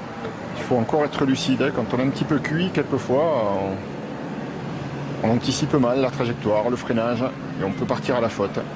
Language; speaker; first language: French; native; French